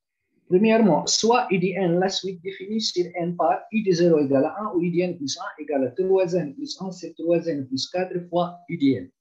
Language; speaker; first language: French; non-native, local second language; Arabic